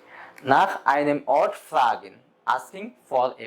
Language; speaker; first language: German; non-native, fluent; Bangla